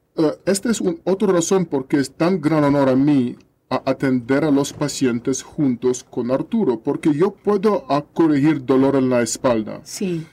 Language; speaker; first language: Spanish; non-native, learner; Russian